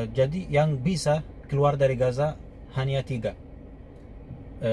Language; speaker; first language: Indonesian; non-native, fluent; Arabic